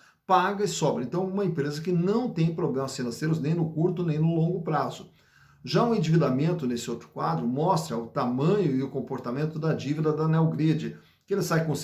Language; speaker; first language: Portuguese; native; Portuguese